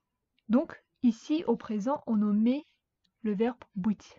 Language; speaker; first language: French; non-native, fluent; Russian